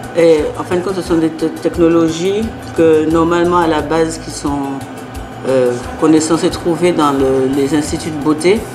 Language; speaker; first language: French; native; French